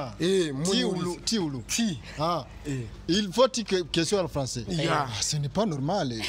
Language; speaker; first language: French; non-native, local second language; Rundi